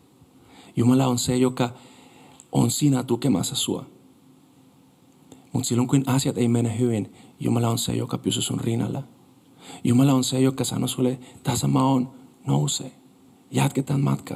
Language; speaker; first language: Finnish; non-native, fluent; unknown